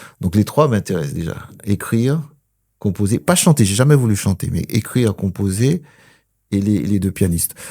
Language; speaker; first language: French; early bilingual, other home language; Spanish